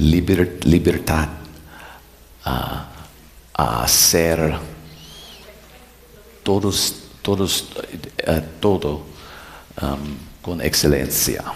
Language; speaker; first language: Spanish; non-native, learner; English